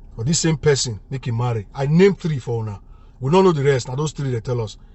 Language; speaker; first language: English; non-native, local second language; Bini